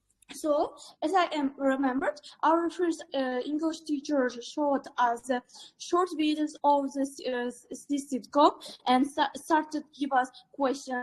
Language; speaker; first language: English; non-native, learner; Uzbek